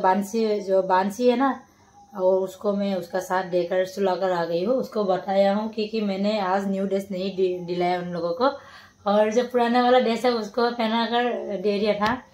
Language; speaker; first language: Hindi; non-native, local second language; Assamese